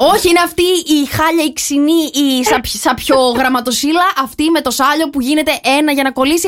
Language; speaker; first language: Greek; native; Greek